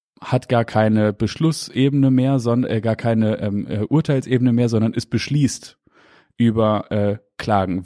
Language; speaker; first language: German; native; German